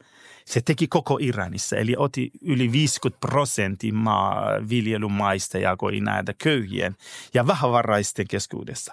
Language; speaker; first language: Finnish; non-native, fluent; Persian